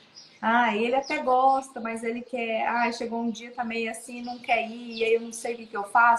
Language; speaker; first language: Portuguese; native; Portuguese